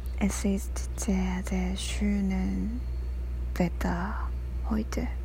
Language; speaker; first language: German; non-native, learner; Japanese